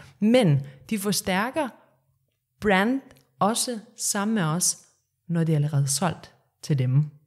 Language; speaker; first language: Danish; non-native, fluent; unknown